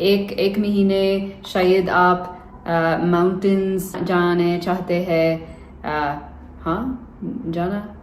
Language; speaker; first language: Hindi; non-native, learner; English